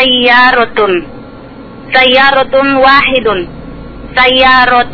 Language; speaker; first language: Arabic; non-native, learner; Indonesian